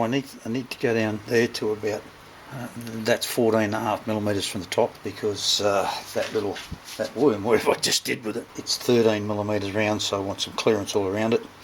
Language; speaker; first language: English; native; English